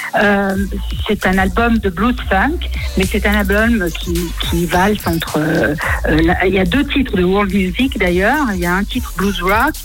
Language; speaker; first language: French; native; French